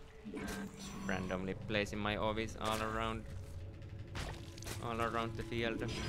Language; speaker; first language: English; non-native, fluent; Finnish